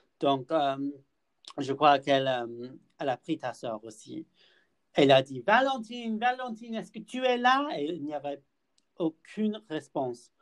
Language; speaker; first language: French; non-native, learner; English